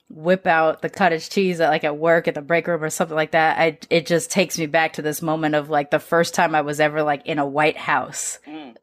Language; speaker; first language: English; native; English